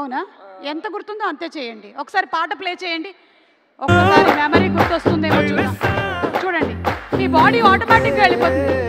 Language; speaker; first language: Telugu; native; Telugu